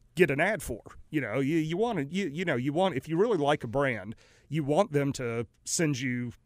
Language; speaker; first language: English; native; English